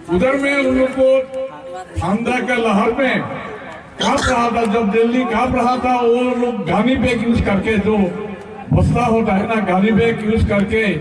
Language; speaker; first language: Hindi; non-native, local second language; Assamese